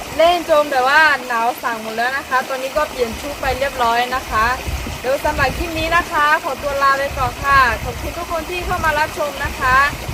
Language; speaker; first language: Thai; non-native, local second language; Akha